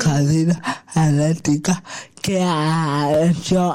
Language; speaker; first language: Catalan; non-native, local second language; Spanish